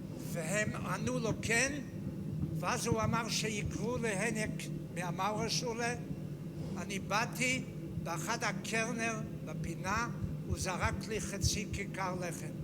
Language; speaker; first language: Hebrew; non-native, fluent; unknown